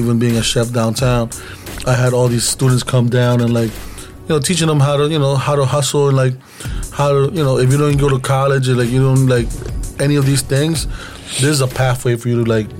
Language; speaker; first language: English; native; English